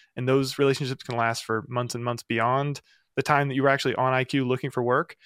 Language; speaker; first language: English; native; English